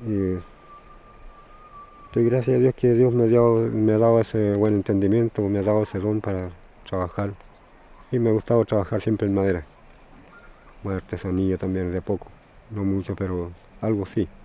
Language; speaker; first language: Spanish; non-native, local second language; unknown